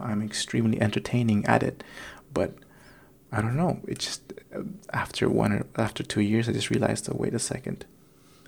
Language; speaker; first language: English; non-native, fluent; Indonesian